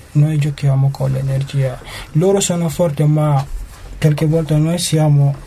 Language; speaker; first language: Italian; non-native, learner; Fula